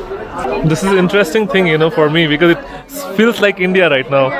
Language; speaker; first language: English; non-native, local second language; Hindi